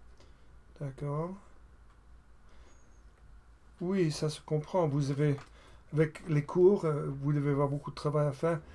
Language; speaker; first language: French; non-native, fluent; English